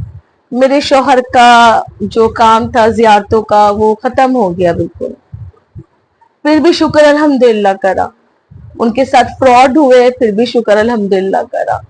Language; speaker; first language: Urdu; native; Urdu